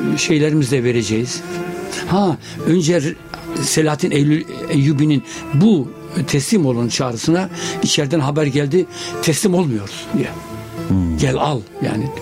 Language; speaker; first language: Turkish; native; Turkish